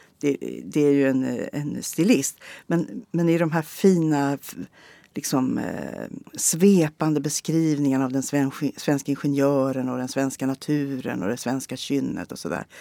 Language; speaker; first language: Swedish; native; Swedish